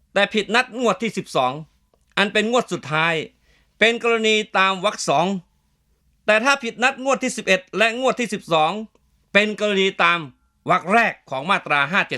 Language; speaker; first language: Thai; native; Thai